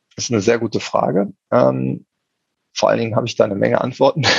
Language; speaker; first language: German; native; German